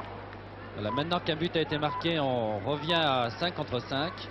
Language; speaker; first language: French; native; French